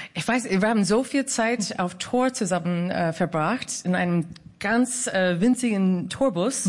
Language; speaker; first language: German; non-native, fluent; English